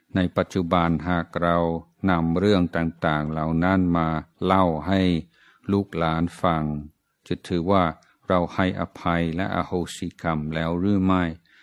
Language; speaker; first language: Thai; non-native, fluent; English